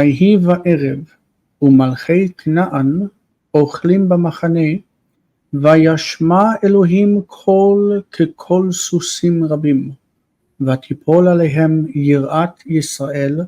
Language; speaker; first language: Hebrew; non-native, fluent; English